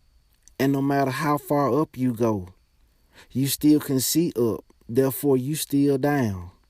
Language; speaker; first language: English; native; English